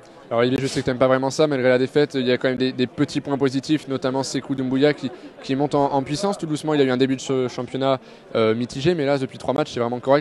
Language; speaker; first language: French; native; French